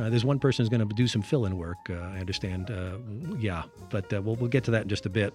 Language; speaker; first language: English; native; English